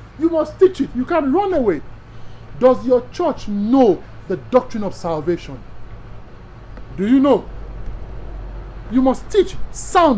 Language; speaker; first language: English; non-native, local second language; Yoruba